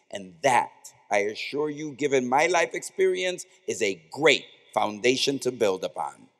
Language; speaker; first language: English; native; English